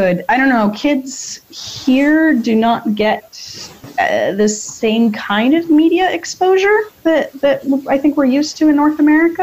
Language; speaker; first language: English; native; English